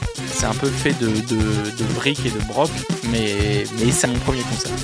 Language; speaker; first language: French; native; French